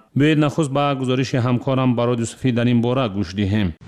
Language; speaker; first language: Persian; native; Persian